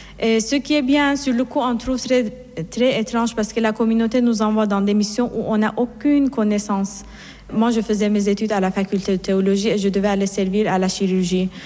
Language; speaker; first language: French; non-native, fluent; Persian